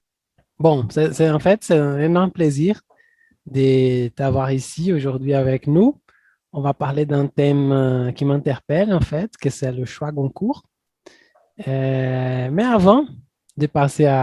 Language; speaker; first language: French; non-native, fluent; Portuguese